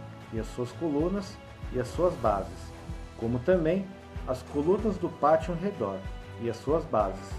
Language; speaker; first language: Portuguese; native; Portuguese